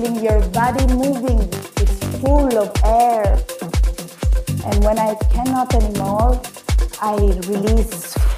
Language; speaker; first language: English; non-native, fluent; Italian